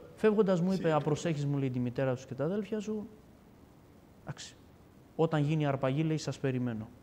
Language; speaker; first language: Greek; early bilingual, other home language; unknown